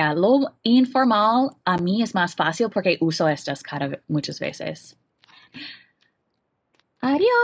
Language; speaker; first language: Spanish; non-native, learner; English